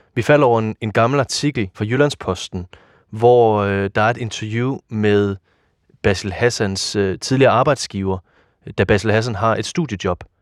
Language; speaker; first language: Danish; native; Danish